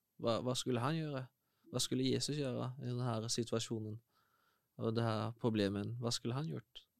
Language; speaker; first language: Norwegian; non-native, fluent; Spanish